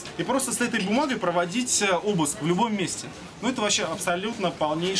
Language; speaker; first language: Russian; native; Russian